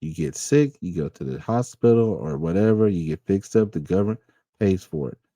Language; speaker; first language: English; native; English